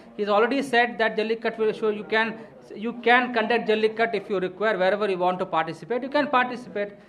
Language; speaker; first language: English; non-native, local second language; Tamil